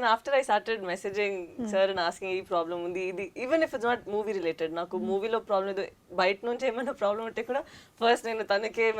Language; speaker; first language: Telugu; non-native, local second language; Tamil